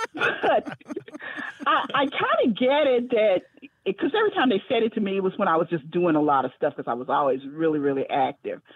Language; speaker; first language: English; native; English